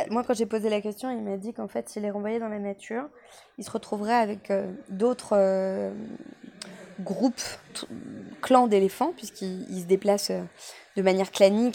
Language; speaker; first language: French; native; French